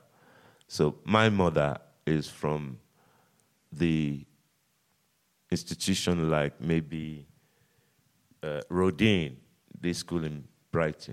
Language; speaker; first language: English; non-native, local second language; Yoruba